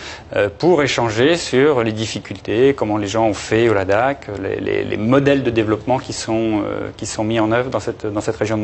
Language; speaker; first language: French; native; French